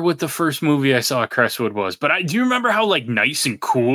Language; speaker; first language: English; native; English